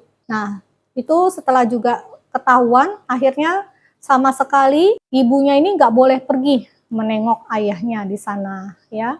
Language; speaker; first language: Indonesian; native; Indonesian